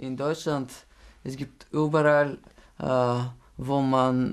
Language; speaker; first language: German; non-native, learner; Spanish